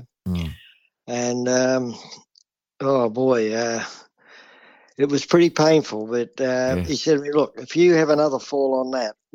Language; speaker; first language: English; native; English